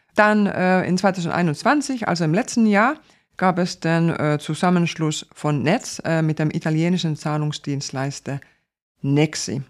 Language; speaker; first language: German; non-native, fluent; Finnish